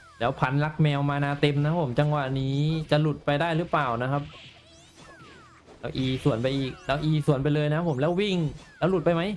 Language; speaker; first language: Thai; native; Thai